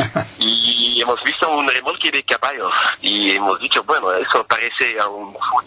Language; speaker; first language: Spanish; non-native, fluent; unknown